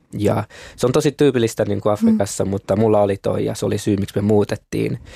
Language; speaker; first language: Finnish; early bilingual, other home language; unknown